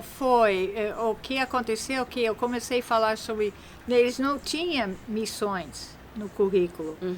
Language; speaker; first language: Portuguese; non-native, fluent; English